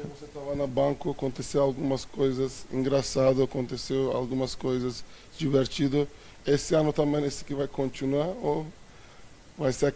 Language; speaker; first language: Portuguese; non-native, fluent; Turkish